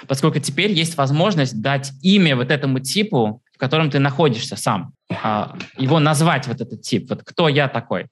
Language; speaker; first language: Russian; early bilingual, heritage; Russian